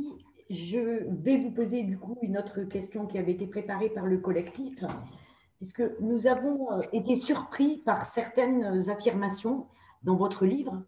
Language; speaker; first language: French; native; French